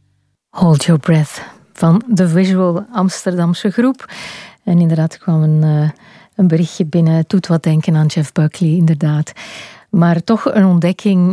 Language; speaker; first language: Dutch; native; Dutch